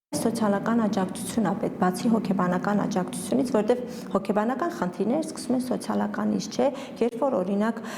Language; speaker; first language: Armenian; native; Armenian